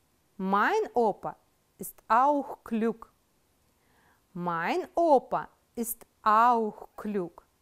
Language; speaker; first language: German; non-native, fluent; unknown